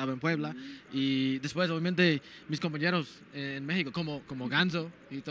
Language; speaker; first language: Spanish; non-native, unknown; English